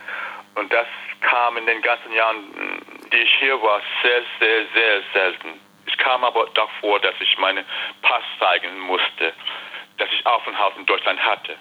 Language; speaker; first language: German; non-native, fluent; English